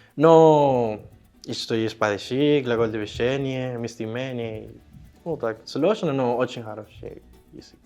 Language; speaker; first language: Russian; non-native, learner; Spanish